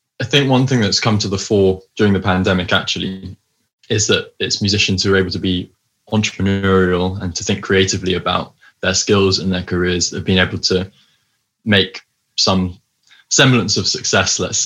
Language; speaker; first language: English; native; English